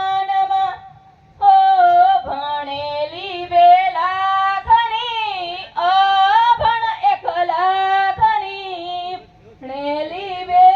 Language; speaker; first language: Gujarati; non-native, local second language; Bhili